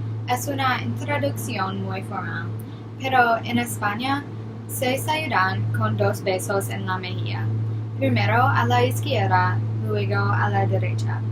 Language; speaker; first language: Spanish; non-native, learner; English